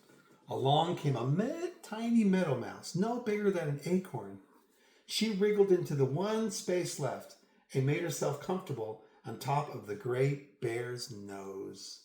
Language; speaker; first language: English; native; English